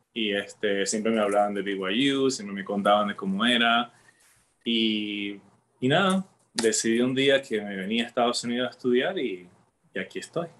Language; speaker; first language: Spanish; native; Spanish